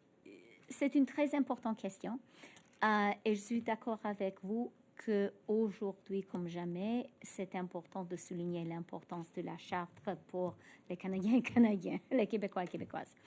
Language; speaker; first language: French; non-native, fluent; English